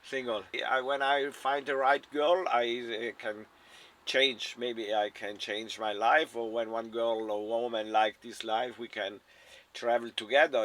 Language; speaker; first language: English; non-native, learner; German